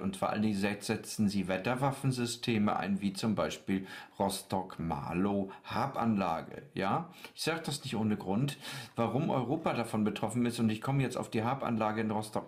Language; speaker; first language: German; native; German